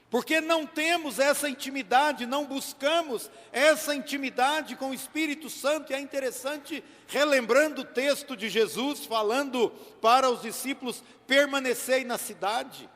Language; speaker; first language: Portuguese; native; Portuguese